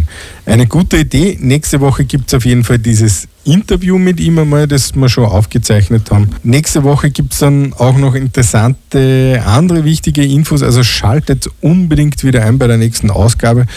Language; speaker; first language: German; native; German